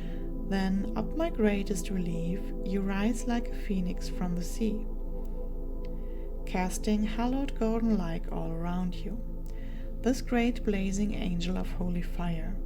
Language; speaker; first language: English; non-native, fluent; German